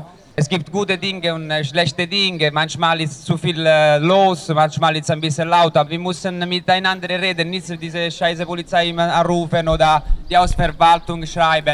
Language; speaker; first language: German; non-native, learner; Italian